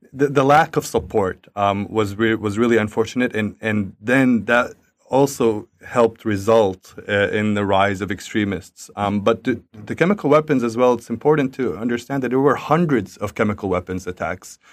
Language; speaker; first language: English; early bilingual, other home language; Arabic